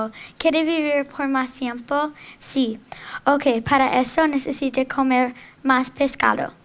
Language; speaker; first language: Spanish; non-native, learner; English